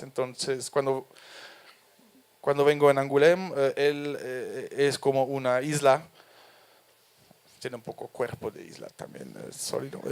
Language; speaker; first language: Spanish; non-native, fluent; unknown